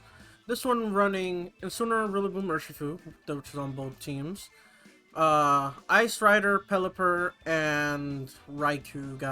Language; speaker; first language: English; native; English